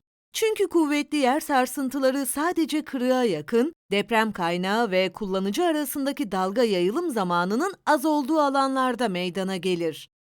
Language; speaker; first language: Turkish; native; Turkish